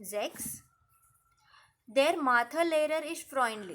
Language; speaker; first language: German; non-native, fluent; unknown